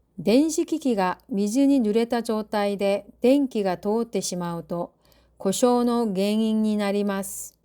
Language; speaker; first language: Korean; native; Korean